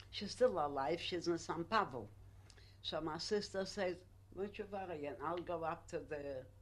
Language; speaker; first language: English; non-native, learner; Polish